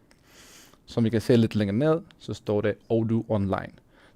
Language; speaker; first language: Danish; non-native, fluent; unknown